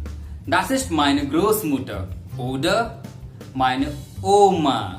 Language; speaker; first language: German; non-native, fluent; Hindi